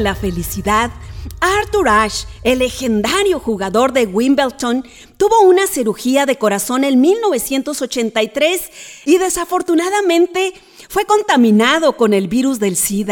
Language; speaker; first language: Spanish; native; Spanish